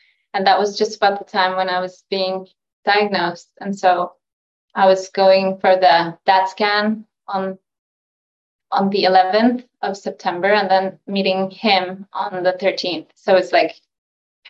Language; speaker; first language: English; non-native, fluent; Norwegian